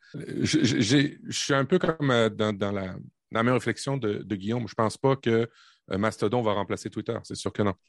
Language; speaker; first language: French; native; French